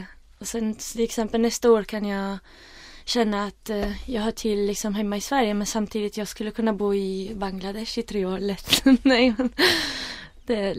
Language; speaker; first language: Swedish; early bilingual, other home language; Arabic